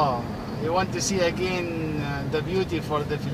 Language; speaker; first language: English; non-native, learner; Arabic